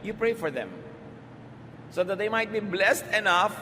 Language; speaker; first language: English; non-native, local second language; Filipino